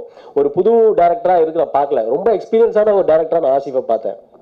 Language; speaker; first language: Tamil; native; Tamil